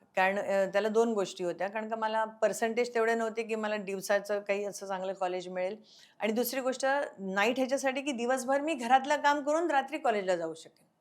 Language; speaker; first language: Marathi; non-native, local second language; Konkani